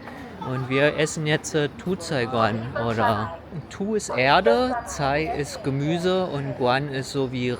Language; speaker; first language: German; early bilingual, other home language; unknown